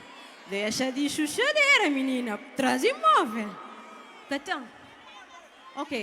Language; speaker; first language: Portuguese; non-native, local second language; Kabuverdianu